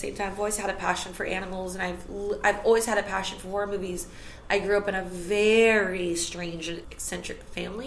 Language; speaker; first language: English; native; English